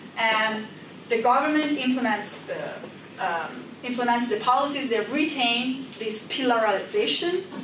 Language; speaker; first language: English; non-native, fluent; Indonesian